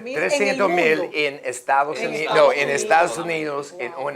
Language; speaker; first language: Spanish; non-native, learner; English